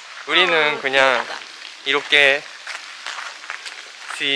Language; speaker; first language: Korean; non-native, fluent; Japanese